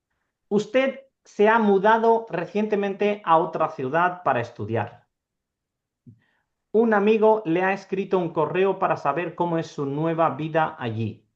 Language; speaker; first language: Spanish; non-native, fluent; Urdu